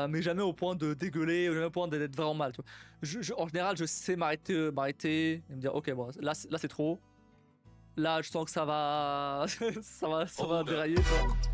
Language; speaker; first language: French; native; French